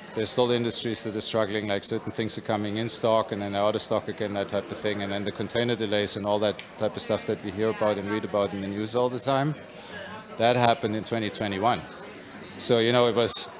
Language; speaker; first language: English; non-native, fluent; German